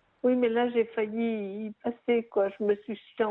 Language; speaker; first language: French; native; French